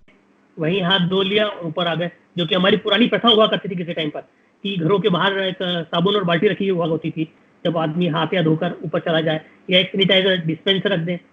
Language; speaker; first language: Hindi; native; Hindi